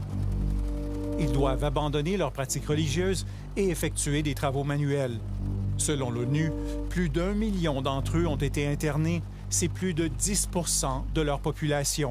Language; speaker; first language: French; native; French